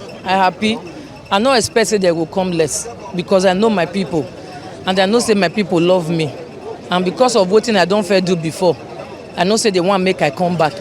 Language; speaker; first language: Nigerian Pidgin; non-native, local second language; Bini